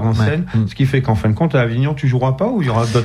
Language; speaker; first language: French; native; French